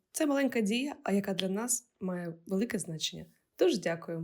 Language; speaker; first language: Ukrainian; non-native, local second language; Russian